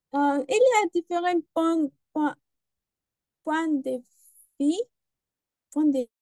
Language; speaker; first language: French; non-native, learner; Spanish